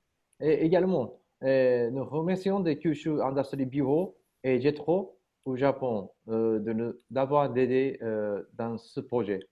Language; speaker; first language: French; non-native, learner; Japanese